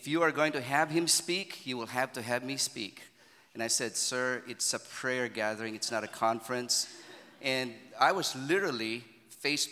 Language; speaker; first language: English; non-native, local second language; Filipino